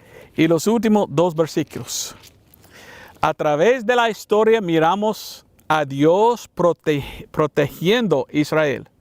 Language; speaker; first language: Spanish; non-native, fluent; English